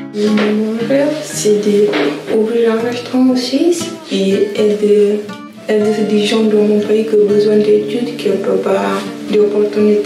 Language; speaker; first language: French; non-native, learner; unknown